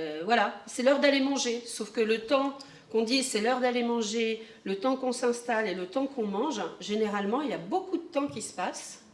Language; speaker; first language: French; native; French